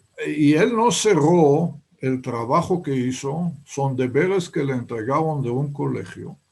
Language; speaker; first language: Spanish; non-native, fluent; Hebrew